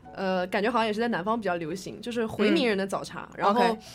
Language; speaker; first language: Chinese; native; Chinese